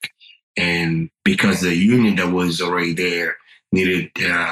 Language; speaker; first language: English; non-native, fluent; Spanish